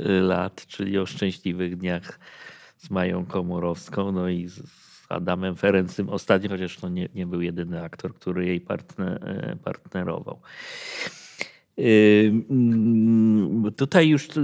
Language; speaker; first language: Polish; native; Polish